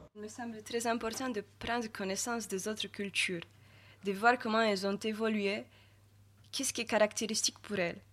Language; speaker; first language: French; non-native, fluent; Romanian